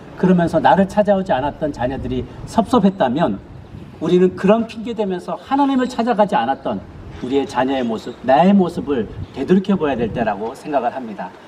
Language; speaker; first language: Korean; native; Korean